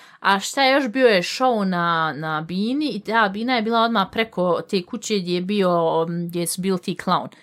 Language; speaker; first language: Bosnian; early bilingual, heritage; Bosnian